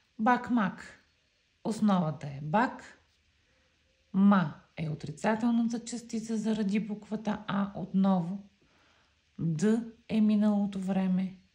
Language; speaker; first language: Bulgarian; non-native, local second language; Turkish